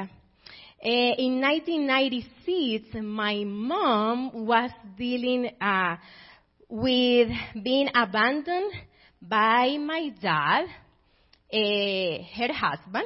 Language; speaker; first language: English; non-native, fluent; Spanish